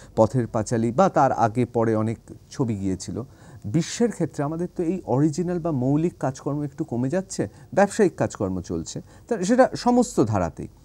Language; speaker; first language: Bangla; native; Bangla